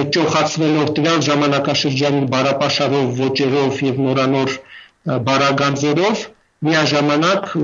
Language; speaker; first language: Armenian; non-native, fluent; Russian